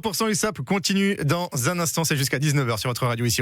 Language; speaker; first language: French; native; French